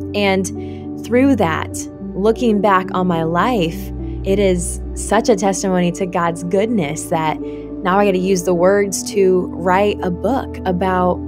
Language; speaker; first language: English; native; English